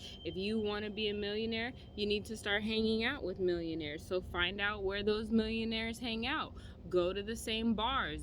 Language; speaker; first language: English; native; English